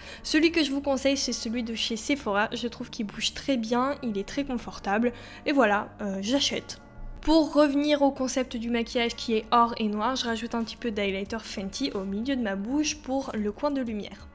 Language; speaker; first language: French; native; French